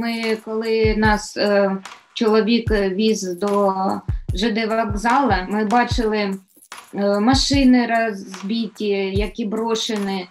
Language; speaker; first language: Ukrainian; non-native, local second language; Russian